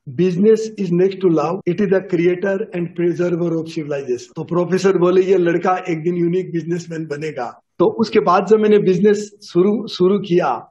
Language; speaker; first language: Hindi; native; Hindi